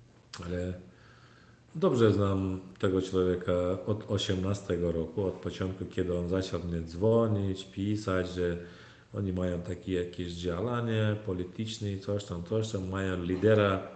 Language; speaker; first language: Polish; non-native, fluent; Turkmen